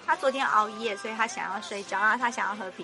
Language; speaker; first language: Chinese; native; Chinese